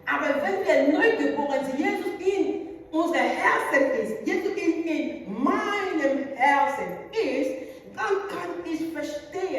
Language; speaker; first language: German; non-native, learner; French